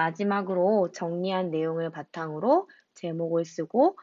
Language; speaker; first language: Korean; native; Korean